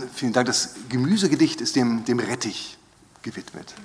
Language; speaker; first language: German; native; German